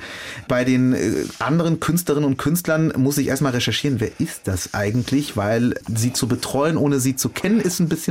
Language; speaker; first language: German; early bilingual, other home language; Arabic